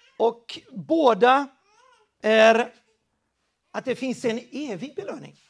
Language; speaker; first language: Swedish; non-native, fluent; Portuguese